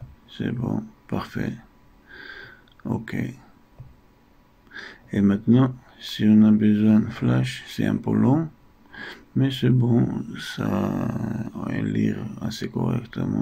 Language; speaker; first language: French; non-native, fluent; Russian